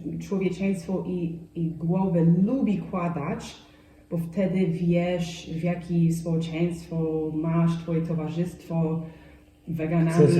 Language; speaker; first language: Polish; non-native, fluent; English